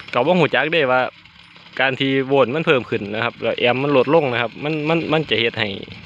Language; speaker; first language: Thai; native; Thai